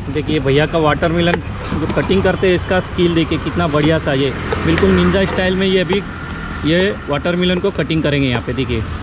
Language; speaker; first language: Hindi; non-native, local second language; Marathi